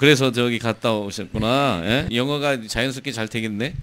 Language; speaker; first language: Korean; native; Korean